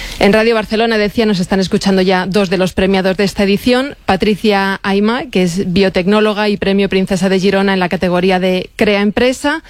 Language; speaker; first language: Spanish; native; Spanish